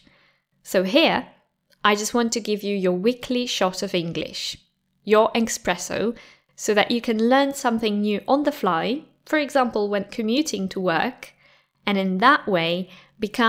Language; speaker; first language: English; non-native, fluent; Polish